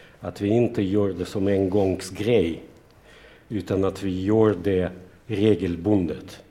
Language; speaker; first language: Swedish; non-native, fluent; Russian